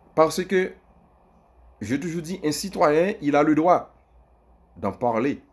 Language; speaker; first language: French; native; French